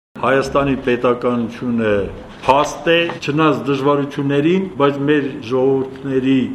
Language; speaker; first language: Armenian; non-native, local second language; Kurdish